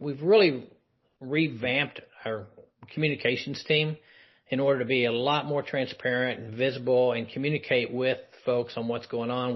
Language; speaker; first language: English; native; English